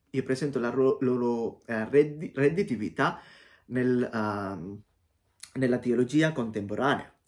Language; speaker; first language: Italian; non-native, fluent; Sinhala